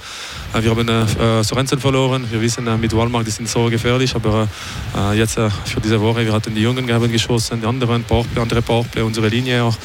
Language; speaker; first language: German; non-native, local second language; French